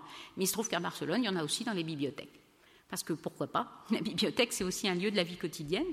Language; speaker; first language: French; native; French